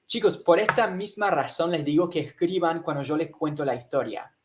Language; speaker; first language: Spanish; non-native, fluent; English